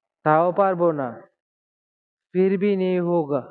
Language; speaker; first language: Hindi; non-native, learner; Bangla